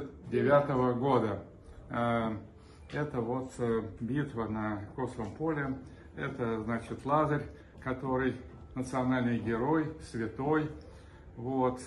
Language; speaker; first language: Russian; native; Russian